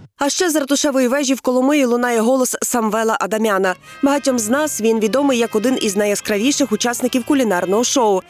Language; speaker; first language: Ukrainian; native; Ukrainian